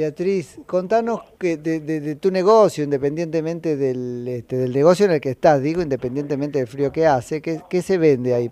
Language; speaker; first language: Spanish; native; Spanish